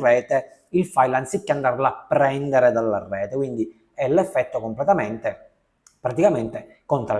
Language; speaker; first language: Italian; native; Italian